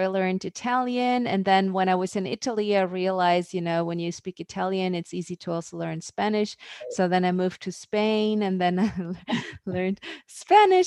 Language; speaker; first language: English; non-native, fluent; German